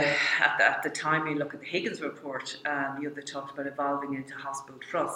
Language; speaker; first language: English; native; English